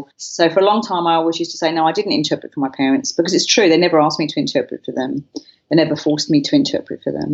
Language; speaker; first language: English; non-native, local second language; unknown